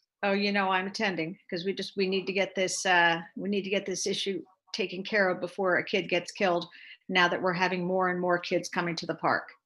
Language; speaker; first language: English; native; English